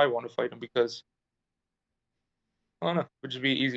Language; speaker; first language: English; native; English